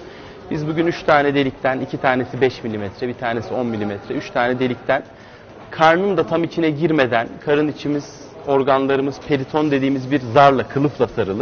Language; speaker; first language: Turkish; native; Turkish